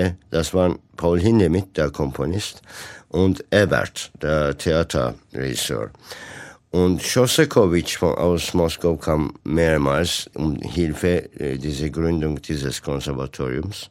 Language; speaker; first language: German; non-native, fluent; Turkish